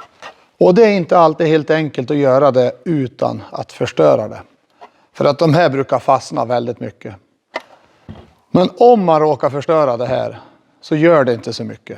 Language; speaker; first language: Swedish; native; Swedish